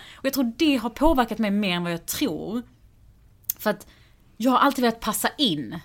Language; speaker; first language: Swedish; early bilingual, other home language; Persian